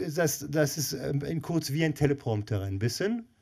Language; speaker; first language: German; non-native, learner; Hebrew